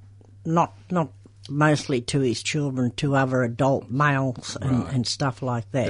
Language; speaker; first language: English; native; English